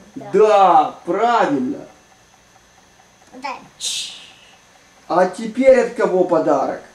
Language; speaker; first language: Russian; native; Russian